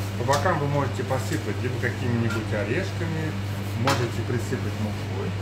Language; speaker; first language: Russian; native; Russian